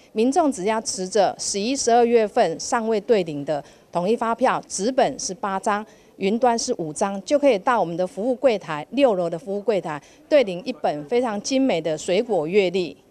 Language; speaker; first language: Chinese; native; Chinese